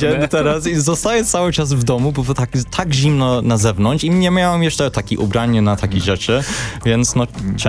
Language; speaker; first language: Polish; non-native, learner; English